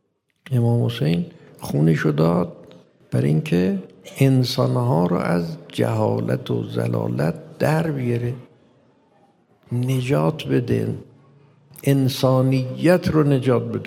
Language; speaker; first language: Persian; native; Persian